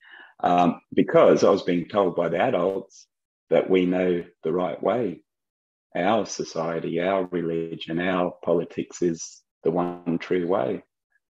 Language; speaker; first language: English; native; English